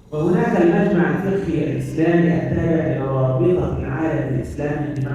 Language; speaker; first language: Arabic; native; Arabic